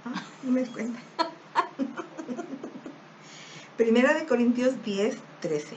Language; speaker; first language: Spanish; native; Spanish